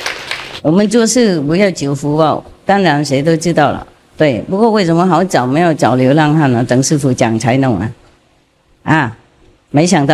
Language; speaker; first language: Chinese; non-native, fluent; Vietnamese